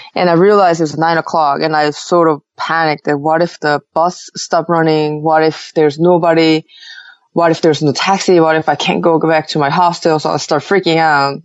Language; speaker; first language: English; non-native, fluent; Korean